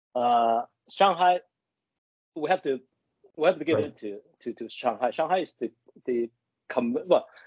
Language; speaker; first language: English; non-native, local second language; Cantonese